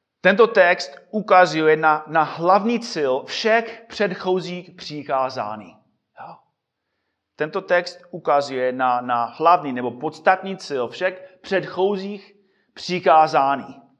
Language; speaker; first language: Czech; non-native, fluent; English